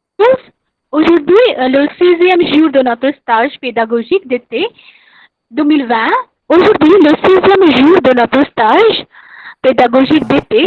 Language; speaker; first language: French; non-native, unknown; Bangla